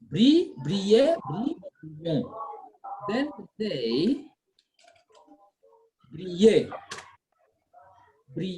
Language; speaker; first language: French; non-native, fluent; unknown